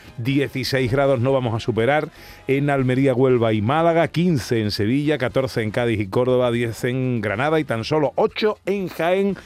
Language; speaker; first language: Spanish; early bilingual, heritage; Spanish